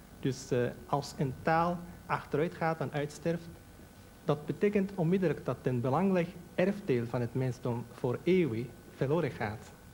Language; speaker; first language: Dutch; non-native, fluent; Japanese